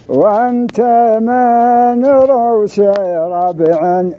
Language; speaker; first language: Arabic; native; Arabic